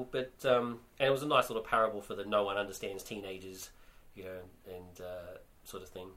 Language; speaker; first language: English; native; English